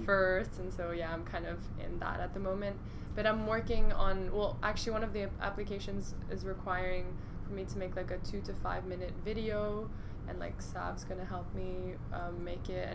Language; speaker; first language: English; non-native, local second language; Cantonese